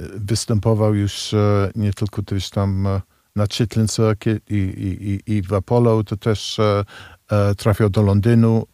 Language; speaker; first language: Polish; non-native, fluent; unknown